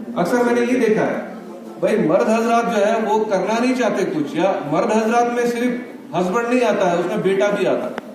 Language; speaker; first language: Hindi; non-native, local second language; Kashmiri